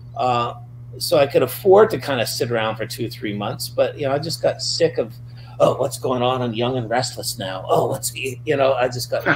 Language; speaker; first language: English; native; English